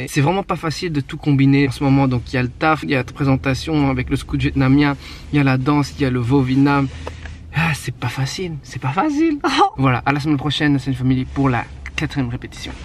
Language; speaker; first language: French; native; French